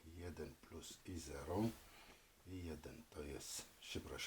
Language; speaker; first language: Polish; non-native, fluent; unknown